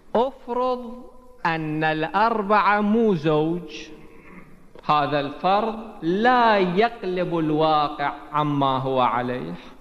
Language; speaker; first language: Arabic; native; Arabic